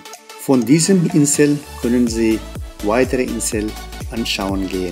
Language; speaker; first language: German; non-native, learner; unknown